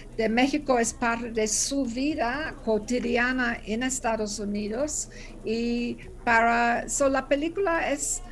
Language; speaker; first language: Spanish; non-native, learner; English